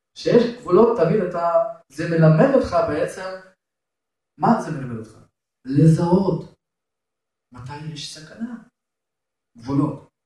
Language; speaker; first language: Hebrew; non-native, fluent; Russian